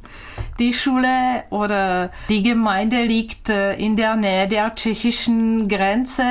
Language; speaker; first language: German; non-native, fluent; Czech